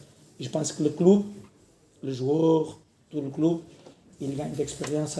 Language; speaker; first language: French; non-native, learner; Portuguese